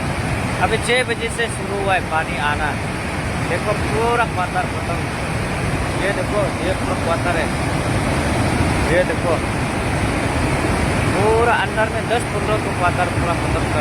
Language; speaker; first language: Hindi; non-native, local second language; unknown